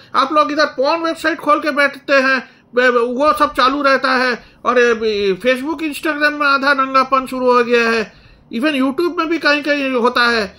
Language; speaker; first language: Hindi; non-native, local second language; Bangla